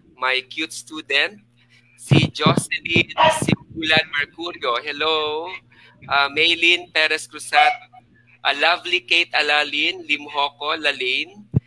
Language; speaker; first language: Filipino; non-native, local second language; Hiligaynon